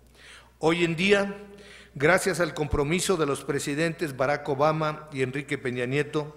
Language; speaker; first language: Spanish; native; Spanish